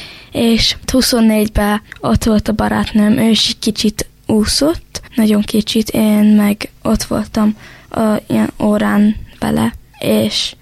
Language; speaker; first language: Hungarian; early bilingual, heritage; Hungarian